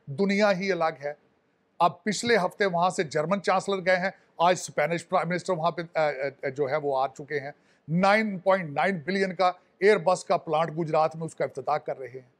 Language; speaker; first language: Urdu; non-native, local second language; Punjabi